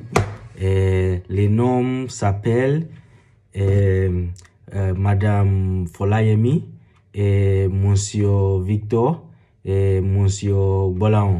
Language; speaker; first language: French; non-native, learner; Yoruba